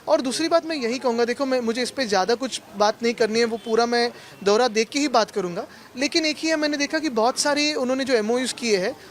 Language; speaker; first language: Hindi; non-native, local second language; Marathi